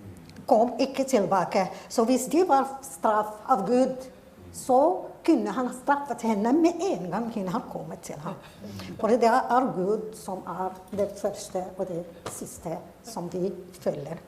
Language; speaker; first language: Norwegian; non-native, fluent; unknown